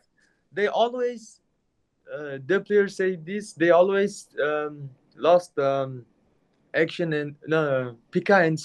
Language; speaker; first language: English; non-native, learner; Mongolian